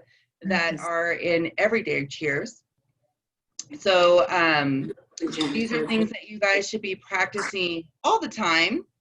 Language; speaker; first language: English; native; English